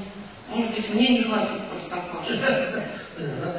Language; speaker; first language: Russian; native; Russian